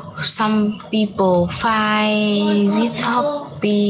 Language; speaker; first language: English; non-native, learner; Vietnamese